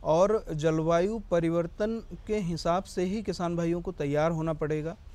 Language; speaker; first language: Hindi; native; Hindi